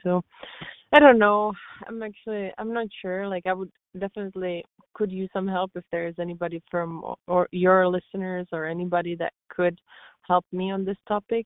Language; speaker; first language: English; non-native, fluent; Czech